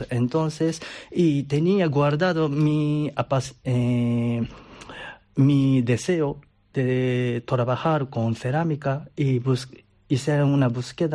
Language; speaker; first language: Spanish; non-native, learner; Japanese